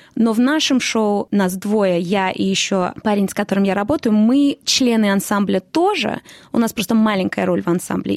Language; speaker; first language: Russian; early bilingual, heritage; Russian